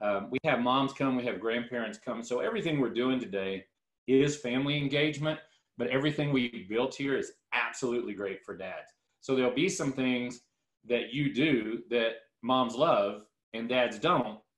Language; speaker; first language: English; native; English